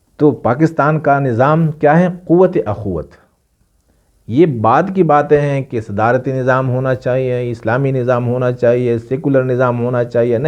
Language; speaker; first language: Urdu; non-native, local second language; Pashto